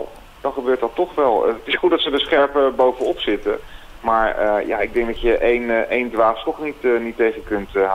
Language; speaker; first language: Dutch; native; Dutch